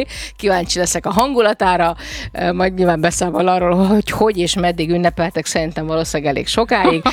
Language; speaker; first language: Hungarian; native; Hungarian